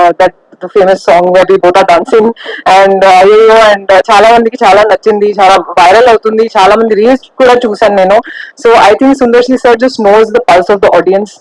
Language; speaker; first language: Telugu; non-native, local second language; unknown